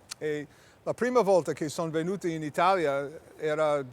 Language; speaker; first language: Italian; early bilingual, heritage; English